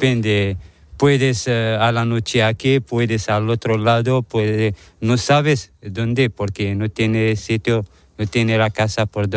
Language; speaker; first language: Spanish; non-native, learner; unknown